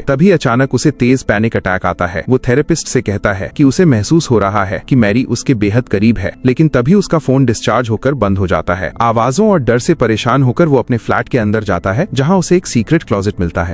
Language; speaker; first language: Hindi; native; Hindi